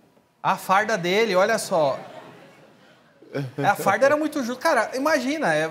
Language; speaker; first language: Portuguese; native; Portuguese